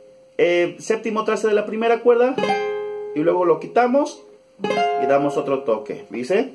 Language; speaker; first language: Spanish; native; Spanish